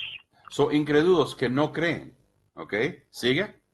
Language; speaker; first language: Spanish; early bilingual, heritage; Spanish